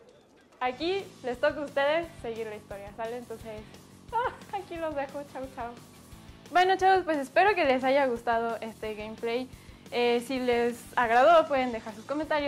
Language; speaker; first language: Spanish; native; Spanish